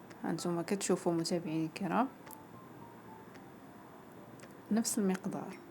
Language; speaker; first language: Arabic; native; Arabic